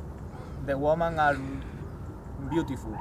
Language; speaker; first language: English; non-native, learner; Spanish